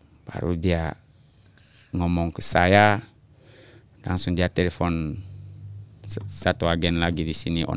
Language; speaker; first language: Indonesian; non-native, local second language; French